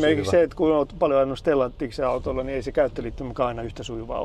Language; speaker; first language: Finnish; native; Finnish